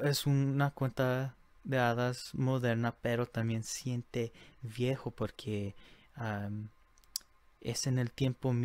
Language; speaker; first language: Spanish; early bilingual, heritage; Spanish